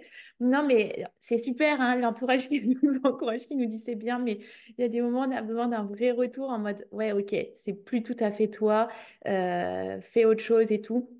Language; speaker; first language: French; native; French